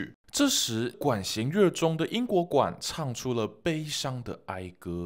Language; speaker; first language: Chinese; native; Chinese